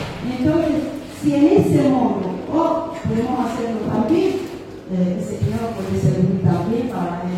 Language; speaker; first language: Spanish; non-native, fluent; Amharic